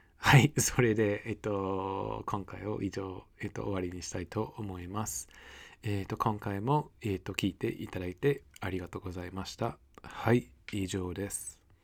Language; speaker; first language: Japanese; non-native, fluent; English